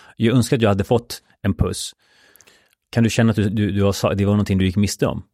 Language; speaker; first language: Swedish; early bilingual, other home language; Spanish